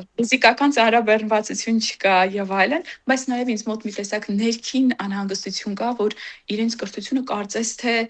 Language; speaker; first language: Armenian; native; Armenian